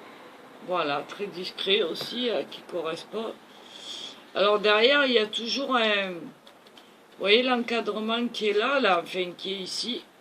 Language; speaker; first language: French; native; French